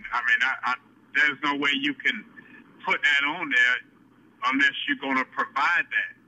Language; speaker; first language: English; native; English